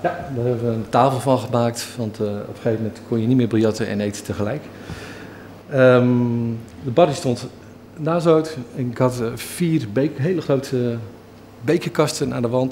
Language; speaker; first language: Dutch; native; Dutch